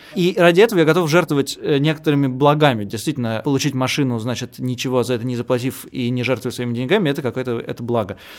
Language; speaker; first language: Russian; native; Russian